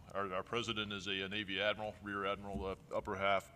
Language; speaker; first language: English; native; English